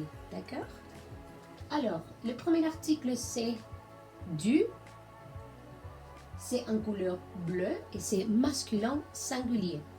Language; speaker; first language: French; non-native, learner; Spanish